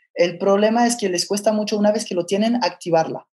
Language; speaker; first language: Spanish; non-native, fluent; French